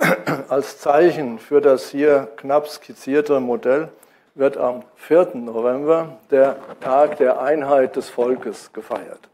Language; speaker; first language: German; native; German